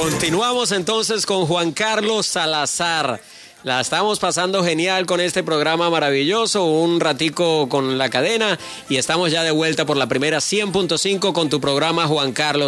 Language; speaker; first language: Spanish; native; Spanish